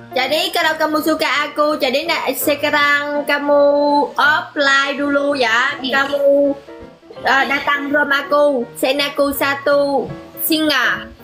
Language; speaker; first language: Indonesian; non-native, learner; Vietnamese